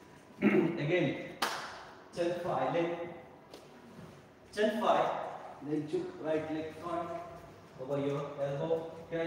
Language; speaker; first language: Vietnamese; non-native, learner; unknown